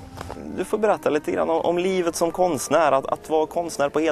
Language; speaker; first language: Swedish; native; Swedish